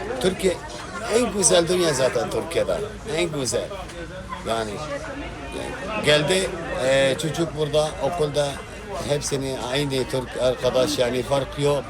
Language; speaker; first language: Turkish; non-native, learner; Arabic